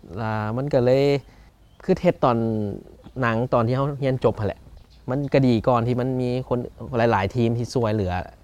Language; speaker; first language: Lao; early bilingual, heritage; Lao